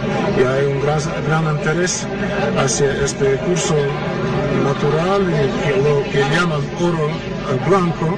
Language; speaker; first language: Spanish; non-native, fluent; Russian